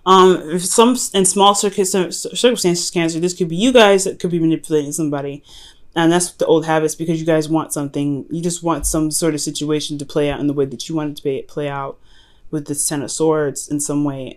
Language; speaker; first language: English; native; English